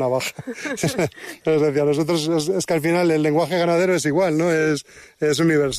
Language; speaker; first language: Spanish; native; Spanish